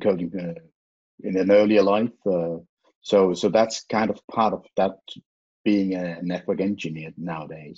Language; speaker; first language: English; non-native, fluent; Faroese